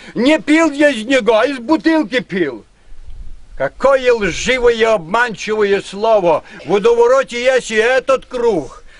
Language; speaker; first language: Russian; non-native, local second language; Ukrainian